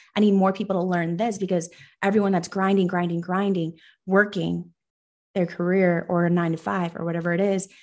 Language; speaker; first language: English; early bilingual, other home language; Persian